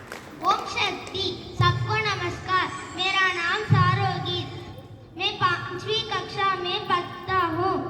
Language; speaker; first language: Hindi; non-native, local second language; Tamil